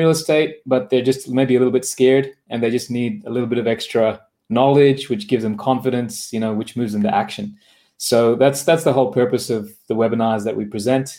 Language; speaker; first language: English; native; English